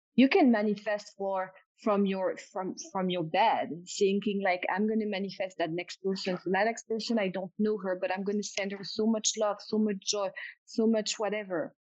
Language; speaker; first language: English; non-native, fluent; French